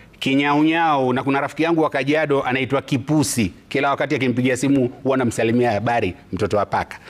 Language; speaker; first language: Swahili; non-native, local second language; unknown